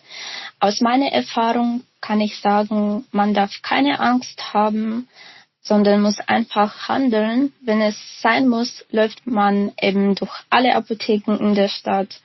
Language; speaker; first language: German; non-native, fluent; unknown